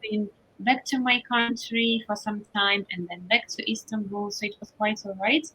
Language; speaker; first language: English; non-native, fluent; Russian